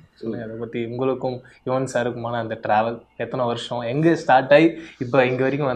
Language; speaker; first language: Tamil; native; Tamil